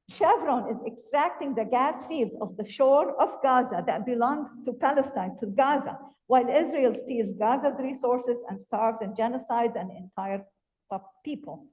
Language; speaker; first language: English; non-native, fluent; Arabic